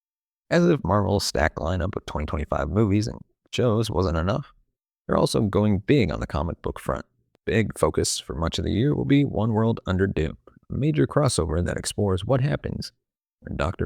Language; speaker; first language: English; native; English